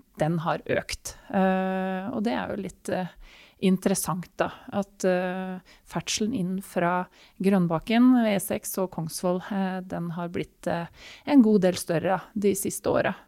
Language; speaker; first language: Norwegian; native; Norwegian